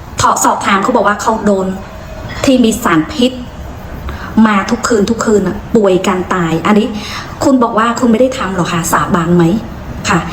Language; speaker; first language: Thai; non-native, fluent; Khmer